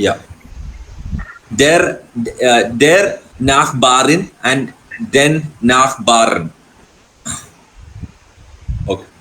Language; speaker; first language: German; non-native, learner; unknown